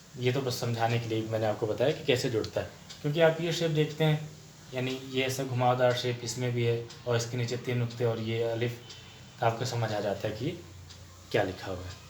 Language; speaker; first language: Hindi; native; Hindi